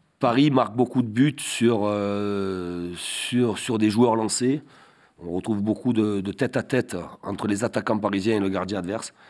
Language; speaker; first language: French; native; French